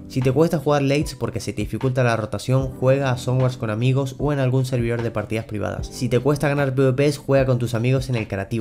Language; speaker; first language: Spanish; native; Spanish